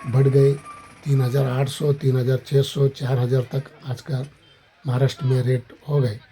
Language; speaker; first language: Hindi; non-native, local second language; Kannada